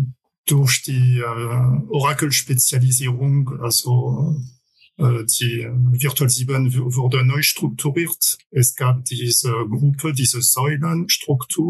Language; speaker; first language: German; non-native, fluent; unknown